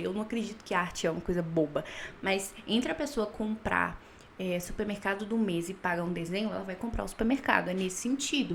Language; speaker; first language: Portuguese; native; Portuguese